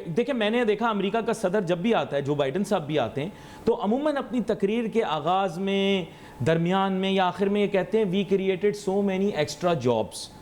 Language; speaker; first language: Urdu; native; Urdu